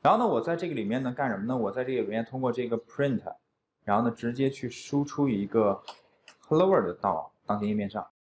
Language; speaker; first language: Chinese; native; Chinese